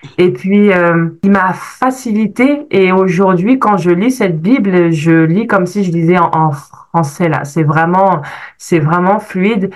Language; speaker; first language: French; native; French